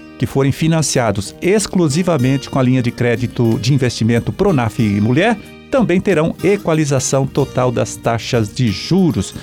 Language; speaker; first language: Portuguese; native; Portuguese